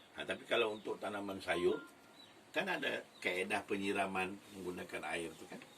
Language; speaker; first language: Malay; native; Malay